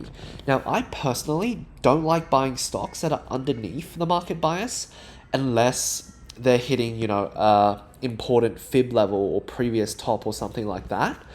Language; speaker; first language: English; native; English